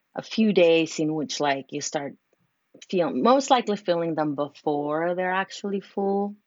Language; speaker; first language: English; non-native, fluent; Spanish